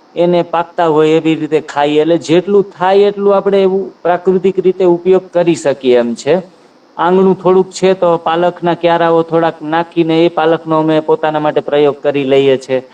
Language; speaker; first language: Gujarati; native; Gujarati